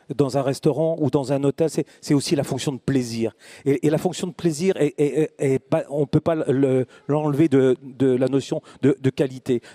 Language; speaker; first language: French; native; French